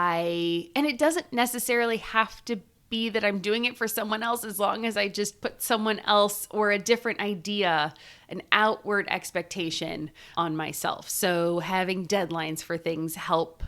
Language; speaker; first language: English; native; English